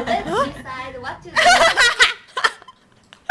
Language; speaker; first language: English; non-native, fluent; French